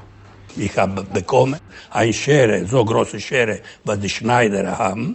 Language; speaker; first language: German; non-native, learner; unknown